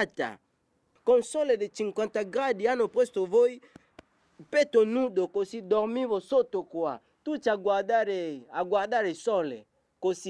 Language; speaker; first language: Italian; non-native, learner; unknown